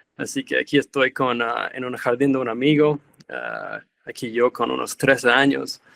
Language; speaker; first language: Spanish; non-native, fluent; English